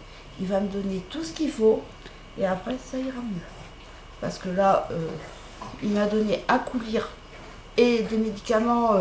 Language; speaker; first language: French; native; French